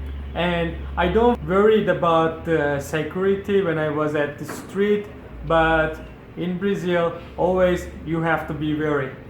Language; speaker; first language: English; non-native, fluent; Turkish